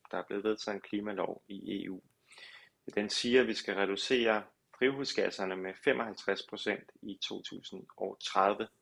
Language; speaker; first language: Danish; native; Danish